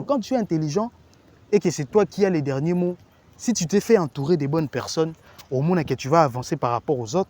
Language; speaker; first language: French; non-native, local second language; Lingala